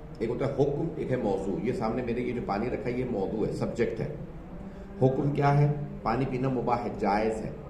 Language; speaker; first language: Urdu; native; Urdu